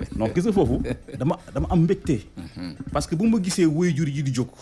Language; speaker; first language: Wolof; non-native, local second language; Fula